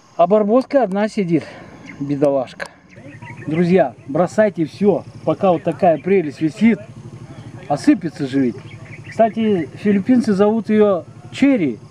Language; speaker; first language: Russian; native; Russian